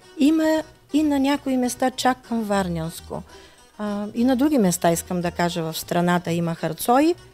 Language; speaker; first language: Bulgarian; native; Bulgarian